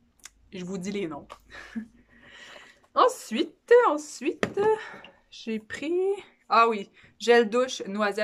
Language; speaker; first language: French; native; French